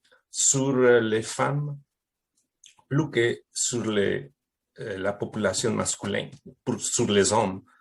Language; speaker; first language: French; non-native, fluent; Spanish